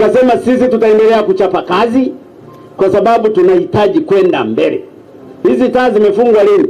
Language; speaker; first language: Swahili; native; Swahili